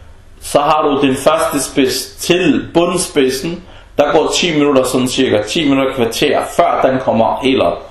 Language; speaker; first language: Danish; non-native, fluent; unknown